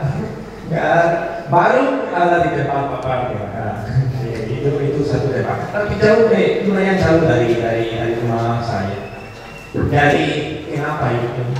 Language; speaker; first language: Indonesian; non-native, fluent; Spanish